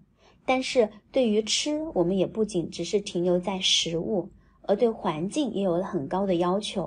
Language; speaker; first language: Chinese; native; Chinese